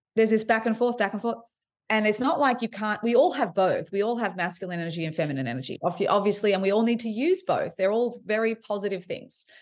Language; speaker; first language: English; native; English